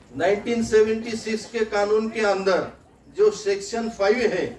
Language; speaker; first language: Hindi; non-native, local second language; Marathi